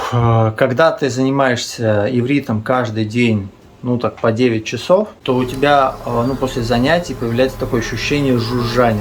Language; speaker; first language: Russian; native; Russian